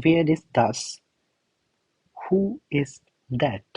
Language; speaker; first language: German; non-native, learner; Hindi